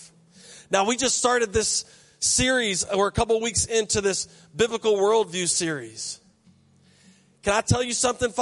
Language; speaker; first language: English; native; English